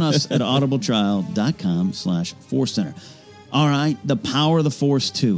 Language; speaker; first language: English; native; English